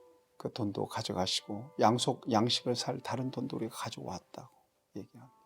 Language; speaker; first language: Korean; native; Korean